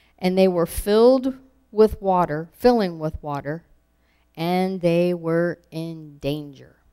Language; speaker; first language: English; native; English